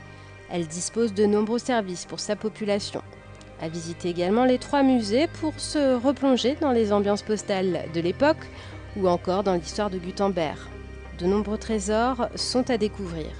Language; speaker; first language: French; native; French